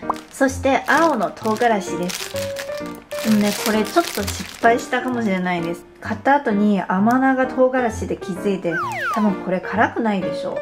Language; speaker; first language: Japanese; non-native, fluent; Chinese